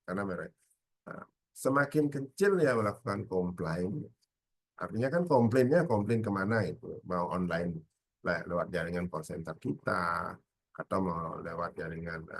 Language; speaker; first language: Indonesian; native; Indonesian